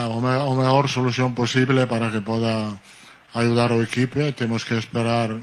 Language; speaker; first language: Portuguese; non-native, learner; Italian